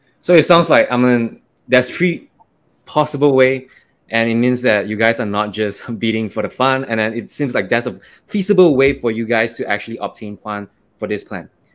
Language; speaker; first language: English; non-native, local second language; Chinese